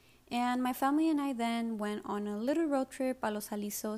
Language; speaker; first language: English; early bilingual, other home language; Spanish